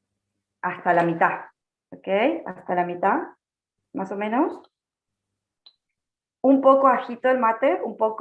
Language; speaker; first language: Spanish; non-native, learner; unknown